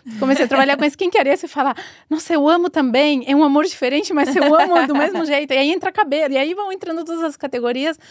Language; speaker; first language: Portuguese; non-native, fluent; Spanish